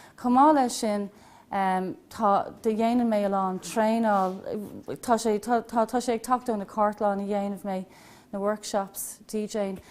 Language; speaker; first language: Irish; non-native, local second language; English